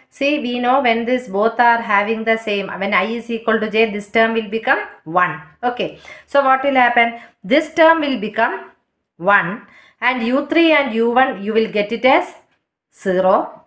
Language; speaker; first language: English; non-native, local second language; Malayalam